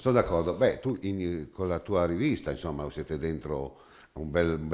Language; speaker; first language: Italian; native; Italian